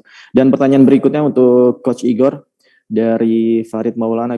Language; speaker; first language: Indonesian; native; Indonesian